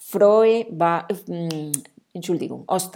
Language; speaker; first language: German; non-native, fluent; Spanish